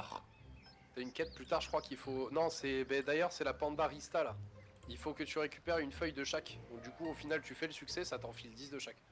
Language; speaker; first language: French; native; French